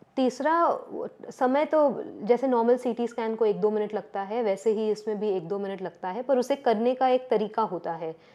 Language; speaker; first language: Hindi; native; Hindi